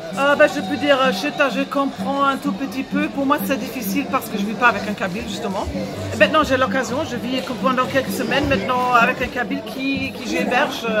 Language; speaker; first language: French; non-native, fluent; German